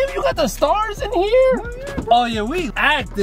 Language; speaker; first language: English; native; English